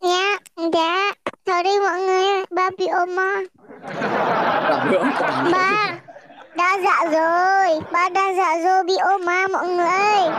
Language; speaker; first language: Vietnamese; non-native, learner; Indonesian